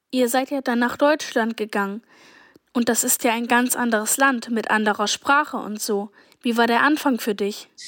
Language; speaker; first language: German; native; German